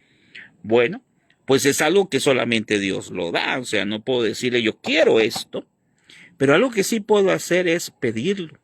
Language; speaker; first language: Spanish; native; Spanish